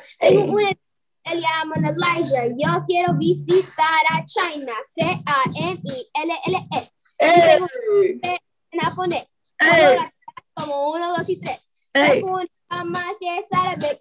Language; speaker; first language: Spanish; non-native, learner; English